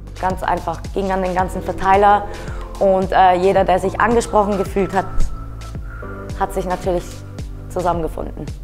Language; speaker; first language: German; native; German